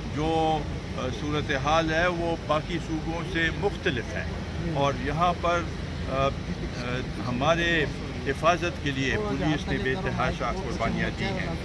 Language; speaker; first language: Urdu; non-native, local second language; Pashto